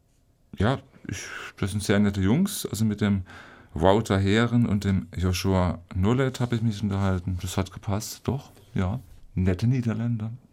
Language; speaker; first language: German; native; German